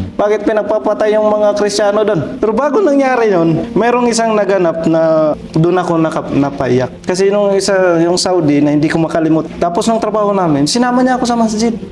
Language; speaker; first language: Filipino; non-native, local second language; Waray